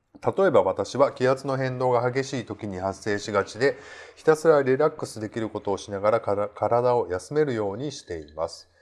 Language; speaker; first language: Japanese; native; Japanese